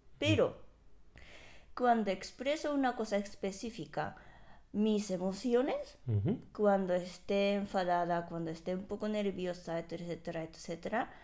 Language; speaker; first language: Spanish; non-native, fluent; Japanese